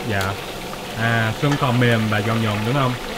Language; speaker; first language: Vietnamese; non-native, learner; English